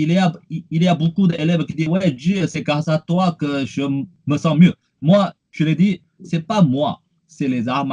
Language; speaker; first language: French; non-native, fluent; Chinese